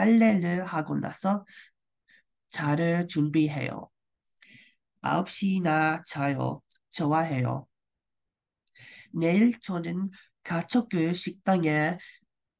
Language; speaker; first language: Korean; non-native, learner; English